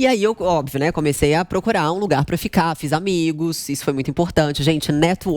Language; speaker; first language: Portuguese; native; Portuguese